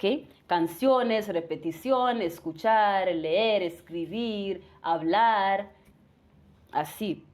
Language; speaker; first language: Spanish; non-native, fluent; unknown